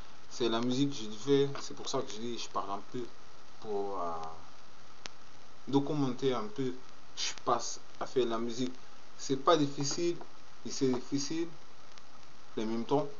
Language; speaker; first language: French; non-native, learner; Portuguese